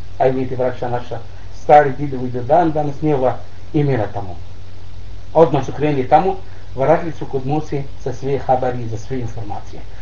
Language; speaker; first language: Bosnian; non-native, learner; Arabic